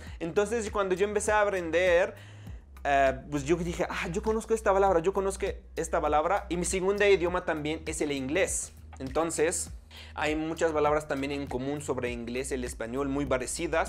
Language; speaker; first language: Spanish; non-native, fluent; Arabic